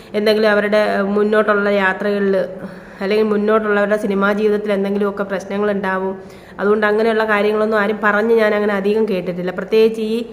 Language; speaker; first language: Malayalam; native; Malayalam